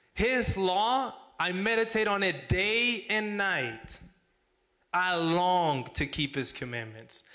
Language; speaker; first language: English; non-native, fluent; Spanish